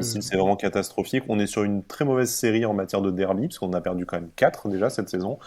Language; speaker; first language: French; native; French